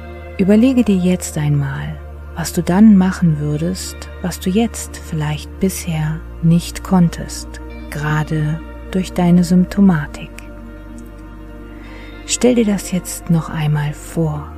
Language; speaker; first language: German; native; German